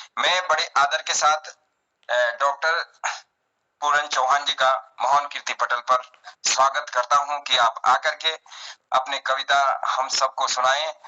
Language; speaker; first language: Hindi; non-native, local second language; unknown